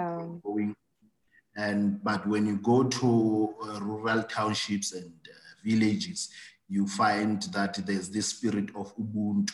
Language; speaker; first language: English; non-native, local second language; Southern Sotho